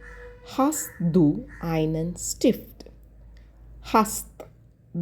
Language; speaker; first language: German; non-native, learner; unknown